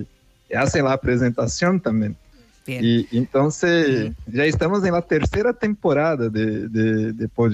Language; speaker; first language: Spanish; non-native, fluent; Portuguese